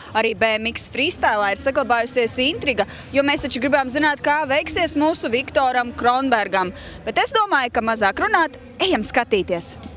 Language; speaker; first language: Latvian; native; Latvian